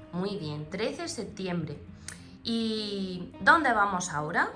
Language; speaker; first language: Spanish; native; Spanish